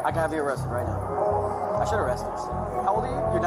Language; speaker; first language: English; native; English